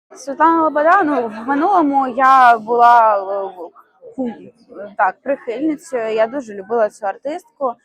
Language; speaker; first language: Ukrainian; native; Ukrainian